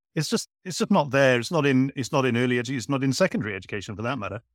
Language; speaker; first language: English; native; English